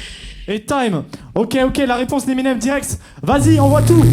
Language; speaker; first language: French; native; French